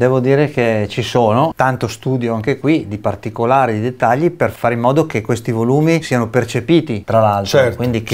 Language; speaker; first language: Italian; native; Italian